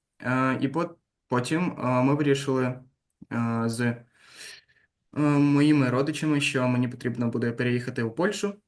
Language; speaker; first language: Ukrainian; non-native, local second language; Russian